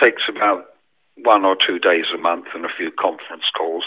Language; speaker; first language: English; native; English